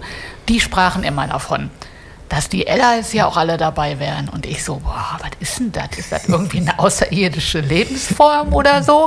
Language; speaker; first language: German; native; German